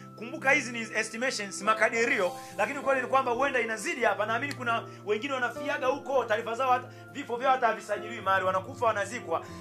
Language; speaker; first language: Swahili; native; Swahili